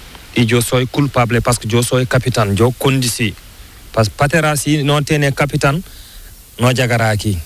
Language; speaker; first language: Spanish; non-native, learner; Fula